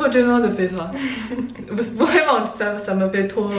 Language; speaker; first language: French; non-native, learner; Chinese